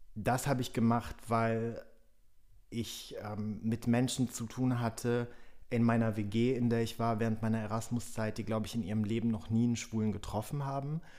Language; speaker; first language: German; early bilingual, other home language; Polish